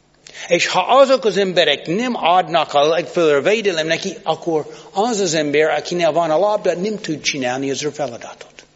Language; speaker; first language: Hungarian; non-native, fluent; English